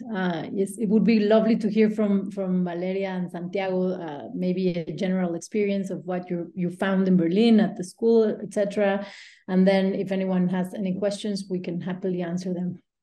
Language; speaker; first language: English; non-native, fluent; Spanish